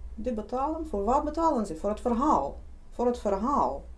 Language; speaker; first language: Dutch; non-native, fluent; Lithuanian